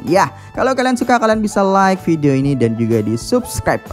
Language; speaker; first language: Indonesian; native; Indonesian